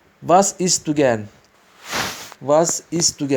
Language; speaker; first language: German; non-native, learner; Turkish